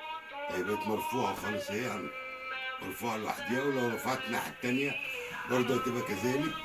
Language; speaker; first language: Arabic; native; Arabic